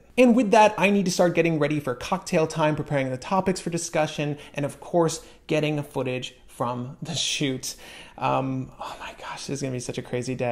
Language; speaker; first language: English; native; English